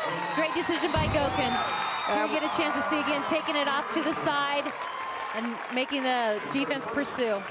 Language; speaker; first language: English; native; English